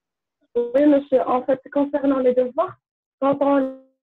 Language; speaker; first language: French; non-native, local second language; Arabic